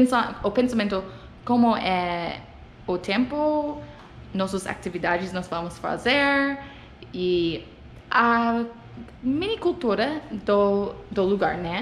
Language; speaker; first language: Portuguese; non-native, learner; English